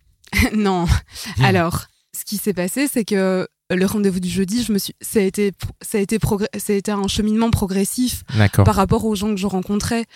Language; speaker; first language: French; native; French